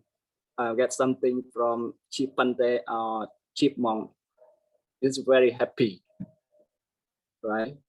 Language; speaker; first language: English; non-native, learner; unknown